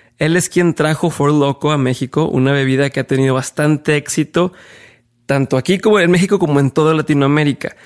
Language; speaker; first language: Spanish; native; Spanish